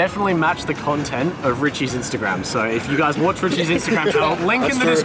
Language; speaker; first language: English; native; English